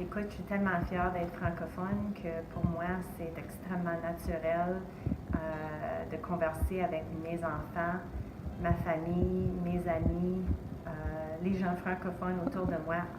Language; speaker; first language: French; native; French